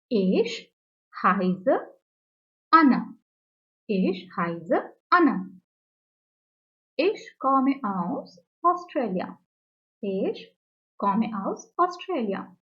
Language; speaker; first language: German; non-native, learner; English